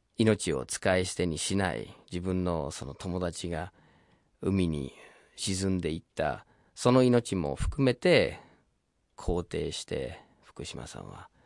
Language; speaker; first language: Japanese; non-native, fluent; English